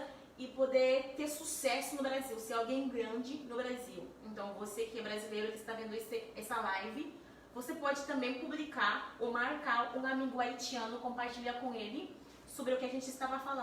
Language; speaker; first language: Portuguese; non-native, fluent; Haitian Creole